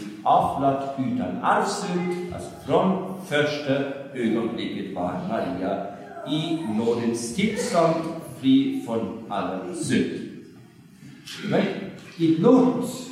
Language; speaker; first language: Swedish; non-native, fluent; German